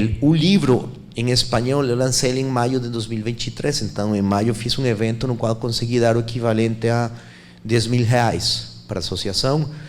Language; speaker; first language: Portuguese; non-native, fluent; Spanish